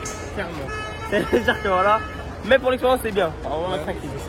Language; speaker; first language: French; native; French